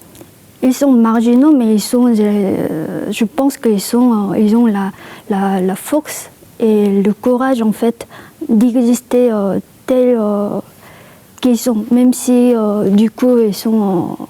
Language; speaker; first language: French; non-native, fluent; Korean